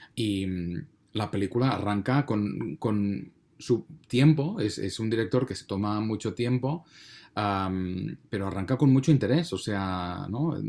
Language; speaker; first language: Spanish; native; Spanish